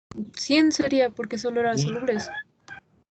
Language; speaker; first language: Spanish; native; Spanish